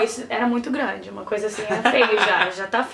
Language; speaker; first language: Portuguese; early bilingual, heritage; Portuguese